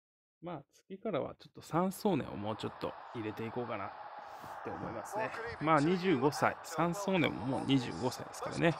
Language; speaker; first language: Japanese; native; Japanese